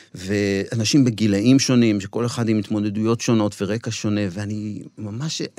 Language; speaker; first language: Hebrew; native; Hebrew